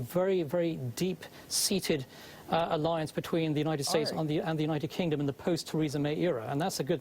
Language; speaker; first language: English; native; English